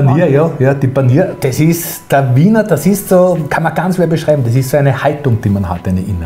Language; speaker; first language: German; native; German